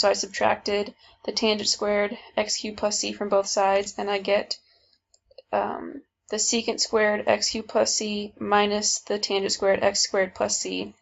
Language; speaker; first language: English; native; English